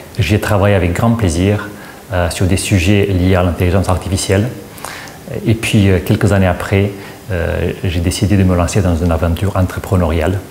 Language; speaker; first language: French; non-native, fluent; Romanian